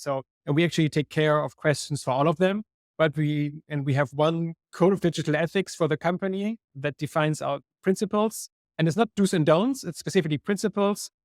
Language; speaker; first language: English; non-native, fluent; German